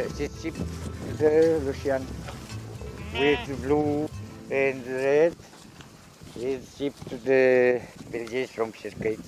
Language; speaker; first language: English; non-native, learner; Romanian